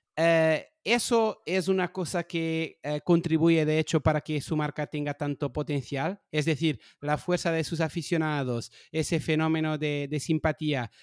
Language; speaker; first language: Spanish; non-native, fluent; Portuguese